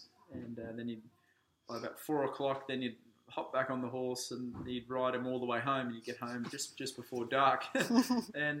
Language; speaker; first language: English; native; English